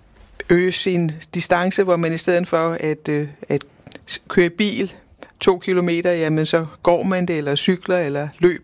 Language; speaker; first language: Danish; native; Danish